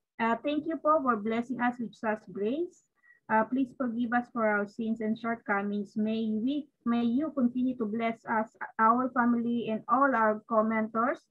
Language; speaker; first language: English; non-native, local second language; Filipino